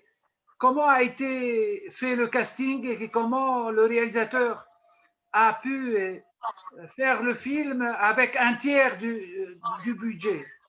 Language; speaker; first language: French; non-native, local second language; Arabic